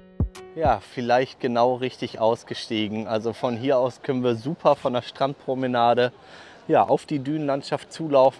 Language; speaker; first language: German; native; German